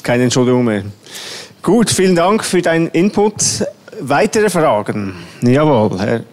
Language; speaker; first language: German; native; German